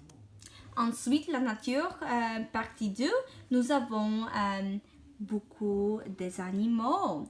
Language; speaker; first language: French; non-native, learner; English